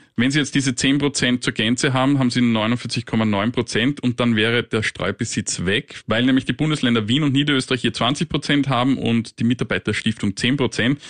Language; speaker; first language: German; native; German